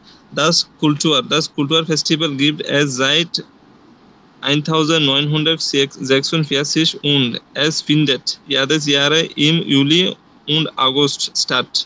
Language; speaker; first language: German; non-native, learner; Bangla